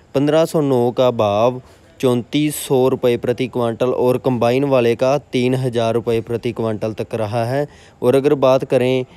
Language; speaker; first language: Hindi; non-native, local second language; Punjabi